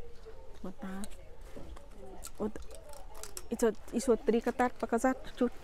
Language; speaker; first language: Russian; non-native, learner; Tajik